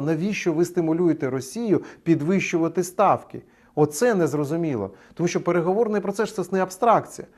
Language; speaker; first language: Ukrainian; native; Ukrainian